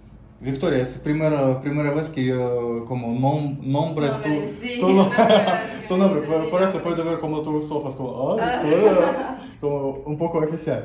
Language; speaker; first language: Spanish; non-native, learner; Russian